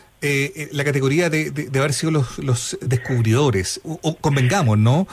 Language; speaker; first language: Spanish; native; Spanish